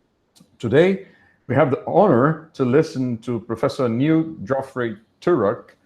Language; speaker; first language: English; non-native, fluent; Portuguese